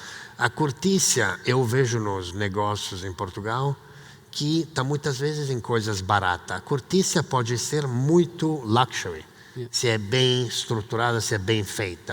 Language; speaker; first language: Portuguese; non-native, fluent; Italian